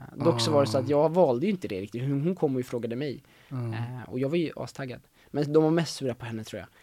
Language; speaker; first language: Swedish; native; Swedish